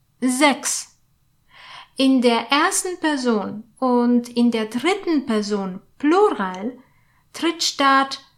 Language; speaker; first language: German; non-native, fluent; Polish